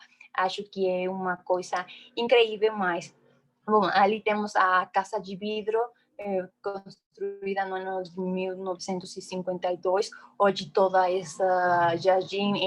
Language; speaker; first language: Portuguese; non-native, fluent; Spanish